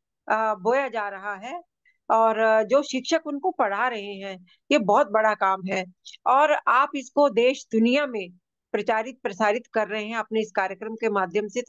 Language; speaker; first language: Hindi; native; Hindi